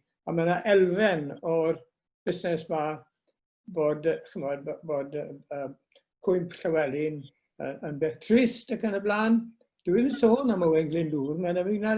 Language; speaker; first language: Welsh; native; Welsh